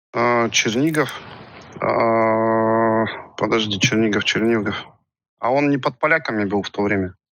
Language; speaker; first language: Russian; native; Russian